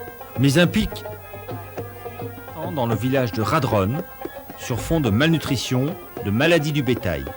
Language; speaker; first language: French; native; French